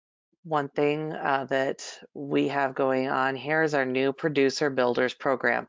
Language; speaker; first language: English; native; English